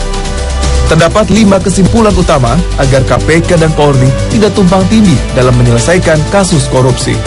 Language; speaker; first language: Indonesian; native; Indonesian